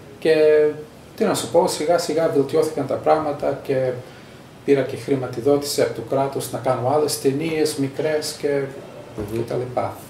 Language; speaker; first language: Greek; early bilingual, heritage; Greek